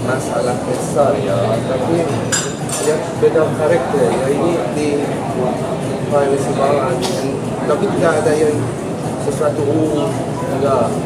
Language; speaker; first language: Indonesian; non-native, learner; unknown